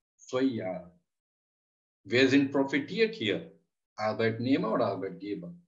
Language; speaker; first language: German; non-native, learner; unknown